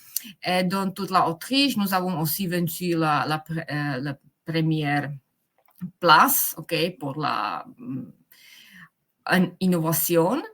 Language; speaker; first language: French; non-native, fluent; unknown